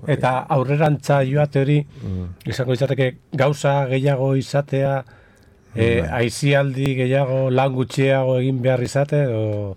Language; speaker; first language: Basque; native; Basque